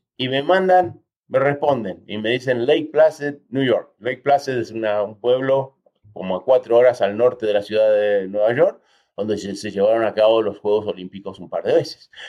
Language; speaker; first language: Spanish; early bilingual, heritage; Spanish